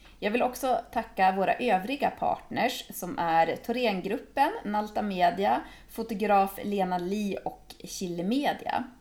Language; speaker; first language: Swedish; native; Swedish